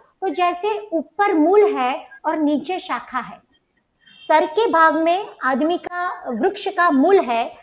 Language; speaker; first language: Hindi; non-native, local second language; Gujarati